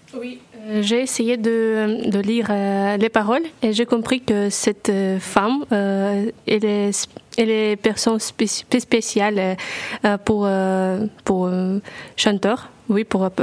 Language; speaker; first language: French; non-native, learner; Russian